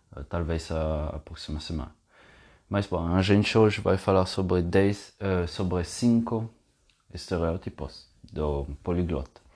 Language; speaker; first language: Portuguese; non-native, fluent; Italian